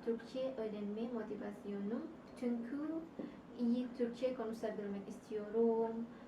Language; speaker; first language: Turkish; non-native, learner; Indonesian